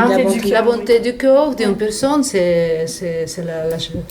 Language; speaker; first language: French; non-native, fluent; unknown